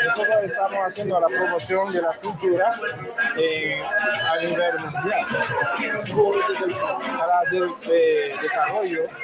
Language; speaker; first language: Spanish; non-native, learner; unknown